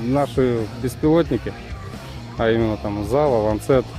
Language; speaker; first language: Russian; native; Russian